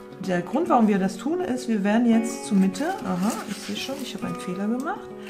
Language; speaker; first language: German; native; German